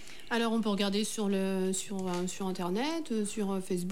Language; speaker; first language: French; native; French